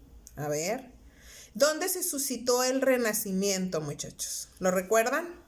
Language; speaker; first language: Spanish; native; Spanish